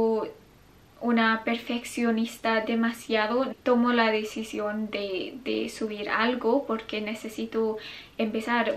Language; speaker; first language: Spanish; non-native, fluent; English